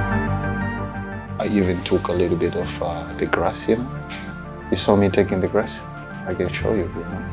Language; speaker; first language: English; non-native, local second language; Shona